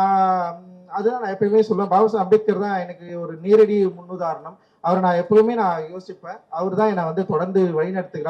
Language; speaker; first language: Tamil; native; Tamil